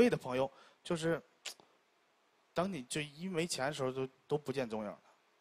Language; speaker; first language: Chinese; native; Chinese